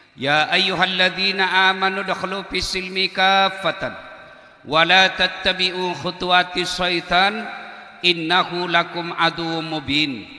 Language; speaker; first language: Indonesian; non-native, local second language; Buginese